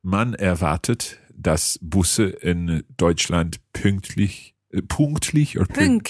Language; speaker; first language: German; non-native, learner; English